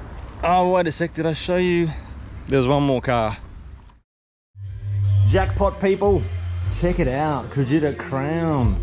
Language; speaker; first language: English; native; English